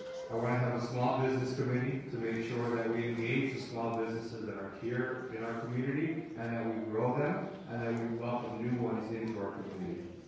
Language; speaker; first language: English; early bilingual, other home language; Spanish